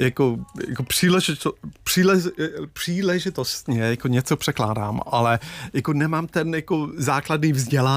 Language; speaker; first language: Czech; non-native, fluent; English